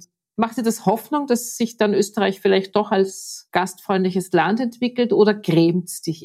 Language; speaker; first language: German; native; German